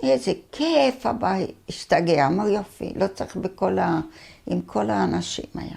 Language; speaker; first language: Hebrew; early bilingual, other home language; Arabic